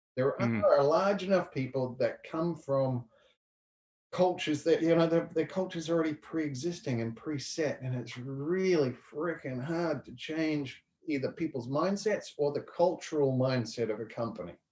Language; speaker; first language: English; native; English